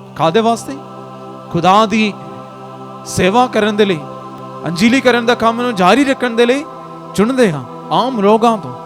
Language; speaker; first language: Punjabi; non-native, fluent; Malayalam